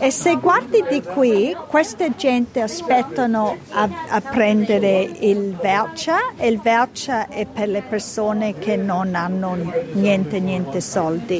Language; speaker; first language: Italian; early bilingual, heritage; Italian